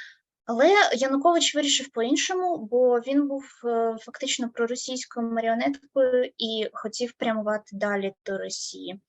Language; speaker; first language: Ukrainian; native; Ukrainian